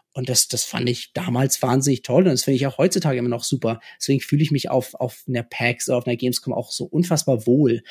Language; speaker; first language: German; early bilingual, other home language; English